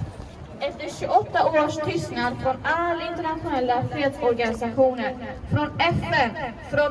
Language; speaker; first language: Swedish; non-native, fluent; Azerbaijani